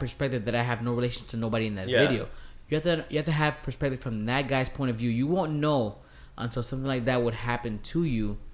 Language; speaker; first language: English; native; English